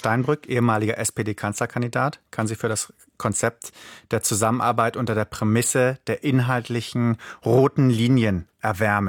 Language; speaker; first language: German; native; German